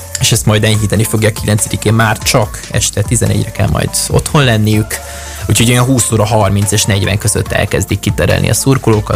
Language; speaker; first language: Hungarian; native; Hungarian